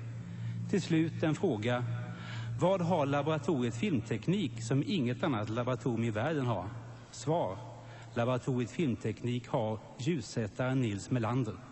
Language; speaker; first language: Swedish; native; Swedish